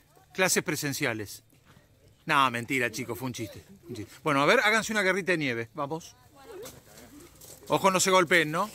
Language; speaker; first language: Spanish; native; Spanish